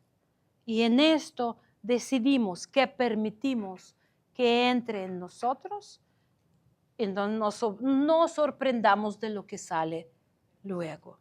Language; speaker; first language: Spanish; non-native, fluent; Ukrainian